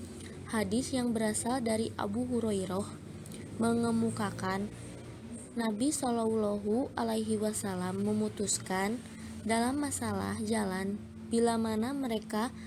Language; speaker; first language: Indonesian; native; Indonesian